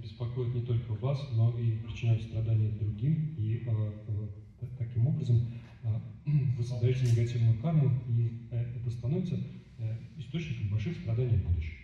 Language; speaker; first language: Russian; native; Russian